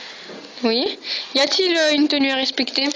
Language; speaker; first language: French; native; French